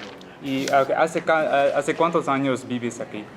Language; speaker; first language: Spanish; non-native, learner; English